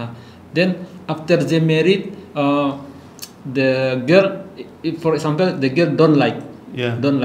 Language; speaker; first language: English; non-native, learner; Indonesian